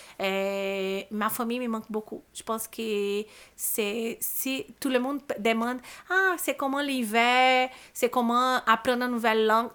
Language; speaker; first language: French; non-native, fluent; Portuguese